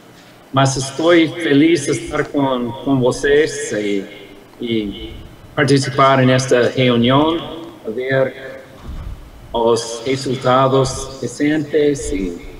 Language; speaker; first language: Portuguese; non-native, fluent; English